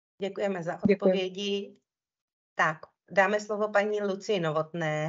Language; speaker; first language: Czech; native; Czech